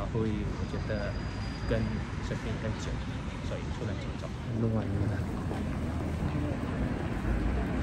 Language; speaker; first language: Chinese; early bilingual, heritage; Chinese